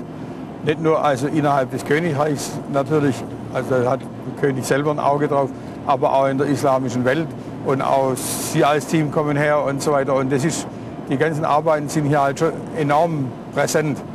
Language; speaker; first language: German; native; German